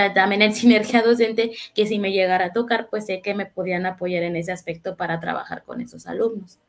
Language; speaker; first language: Spanish; native; Spanish